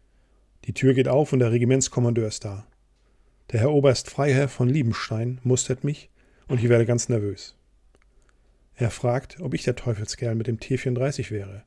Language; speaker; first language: German; native; German